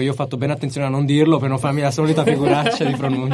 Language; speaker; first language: Italian; native; Italian